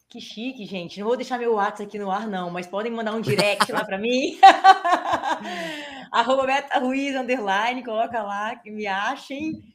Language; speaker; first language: Portuguese; native; Portuguese